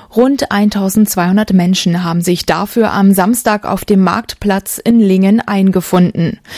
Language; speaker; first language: German; native; German